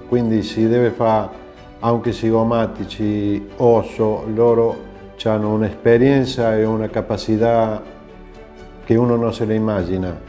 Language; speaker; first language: Italian; non-native, fluent; Spanish